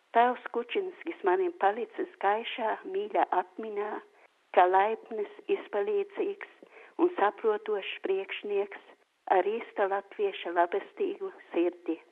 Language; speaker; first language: Latvian; native; Latvian